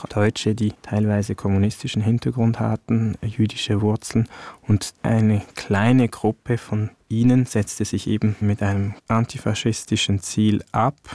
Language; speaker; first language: German; early bilingual, other home language; Vietnamese